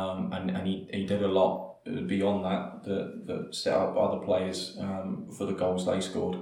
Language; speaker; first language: English; native; English